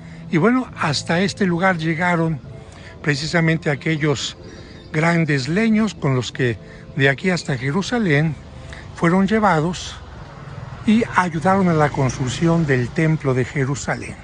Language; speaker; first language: Spanish; native; Spanish